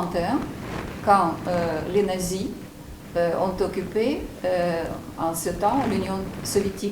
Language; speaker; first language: French; non-native, fluent; Ukrainian